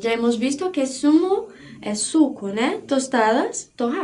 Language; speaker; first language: Spanish; non-native, fluent; Portuguese